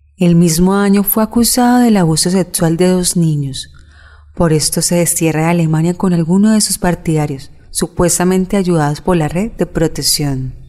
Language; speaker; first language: Spanish; native; Spanish